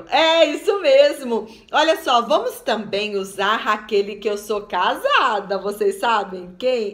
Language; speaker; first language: Portuguese; native; Portuguese